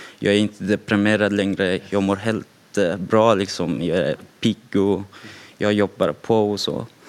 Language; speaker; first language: Swedish; non-native, fluent; Persian